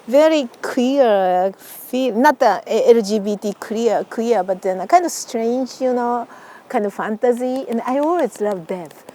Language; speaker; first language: English; non-native, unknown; Japanese